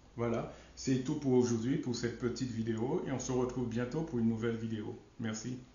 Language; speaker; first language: French; non-native, local second language; Wolof